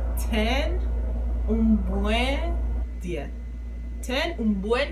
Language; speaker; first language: Spanish; non-native, learner; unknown